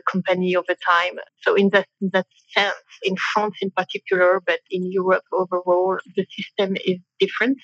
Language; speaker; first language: English; non-native, fluent; French